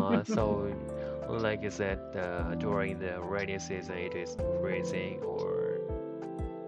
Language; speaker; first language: English; non-native, learner; Japanese